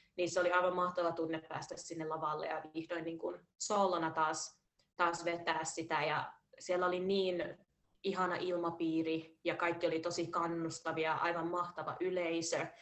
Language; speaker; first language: Finnish; early bilingual, heritage; Finnish